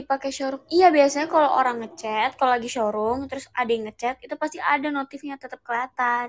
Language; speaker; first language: Indonesian; native; Indonesian